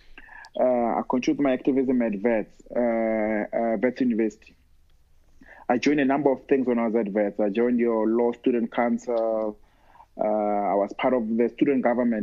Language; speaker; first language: English; non-native, local second language; Northern Sotho